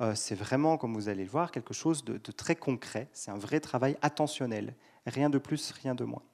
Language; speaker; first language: French; native; French